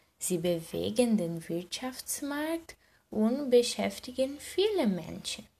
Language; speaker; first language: German; non-native, learner; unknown